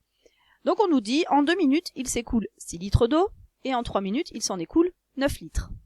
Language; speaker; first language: French; native; French